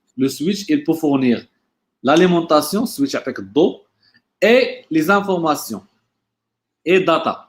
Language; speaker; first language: French; non-native, local second language; Arabic